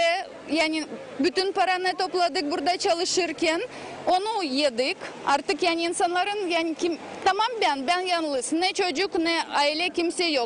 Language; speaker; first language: Turkish; non-native, learner; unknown